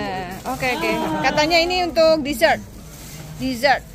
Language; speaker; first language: Indonesian; native; Indonesian